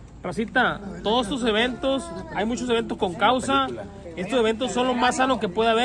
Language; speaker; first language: Spanish; native; Spanish